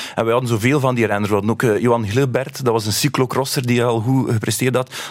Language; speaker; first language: Dutch; native; Dutch